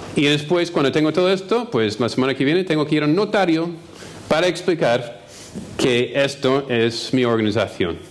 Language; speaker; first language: Spanish; non-native, fluent; English